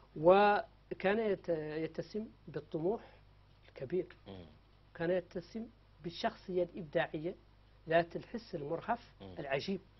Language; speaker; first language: Arabic; native; Arabic